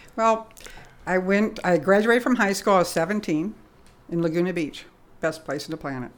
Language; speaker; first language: English; native; English